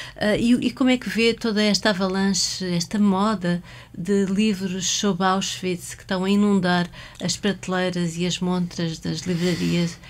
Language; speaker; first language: Portuguese; native; Portuguese